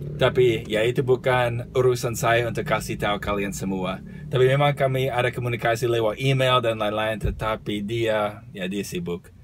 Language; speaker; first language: Indonesian; non-native, fluent; English